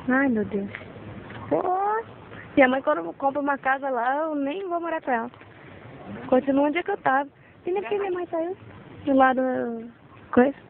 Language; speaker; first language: Portuguese; native; Portuguese